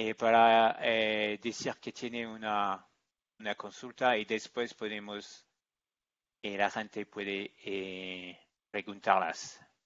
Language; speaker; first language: Spanish; non-native, learner; English